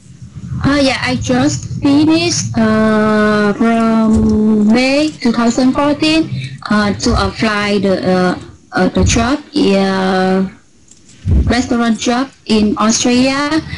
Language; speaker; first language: English; non-native, learner; Vietnamese